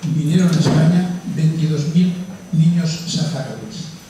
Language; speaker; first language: Spanish; native; Spanish